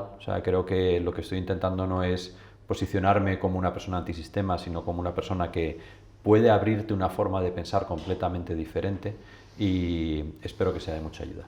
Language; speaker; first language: Spanish; native; Spanish